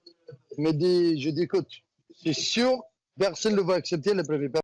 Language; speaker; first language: French; non-native, learner; Arabic